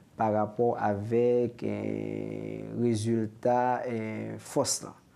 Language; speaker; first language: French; non-native, local second language; Haitian Creole